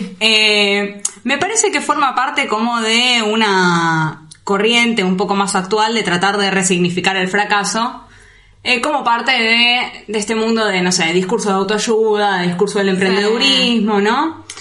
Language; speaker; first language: Spanish; native; Spanish